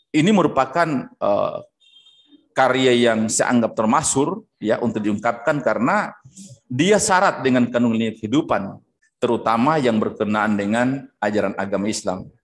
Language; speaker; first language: Indonesian; native; Indonesian